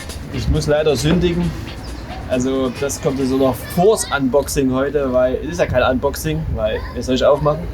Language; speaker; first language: German; native; German